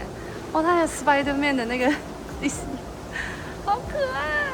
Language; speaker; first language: Chinese; native; Chinese